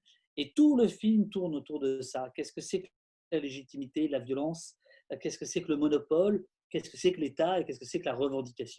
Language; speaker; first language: French; native; French